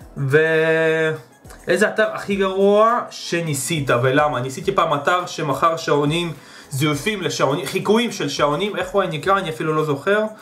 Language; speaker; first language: Hebrew; early bilingual, other home language; Russian